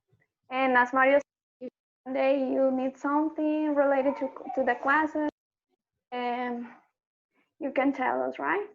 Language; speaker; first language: English; non-native, learner; Spanish